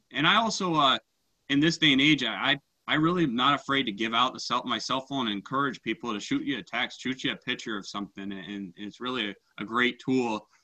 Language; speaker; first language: English; native; English